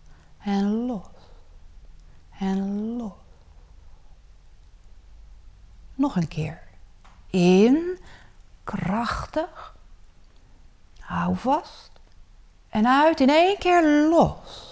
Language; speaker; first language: Dutch; native; Dutch